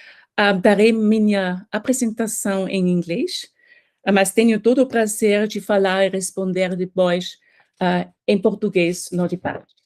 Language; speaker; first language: Portuguese; non-native, fluent; German